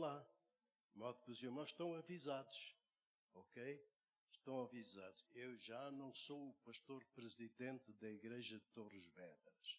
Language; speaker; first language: Portuguese; native; Portuguese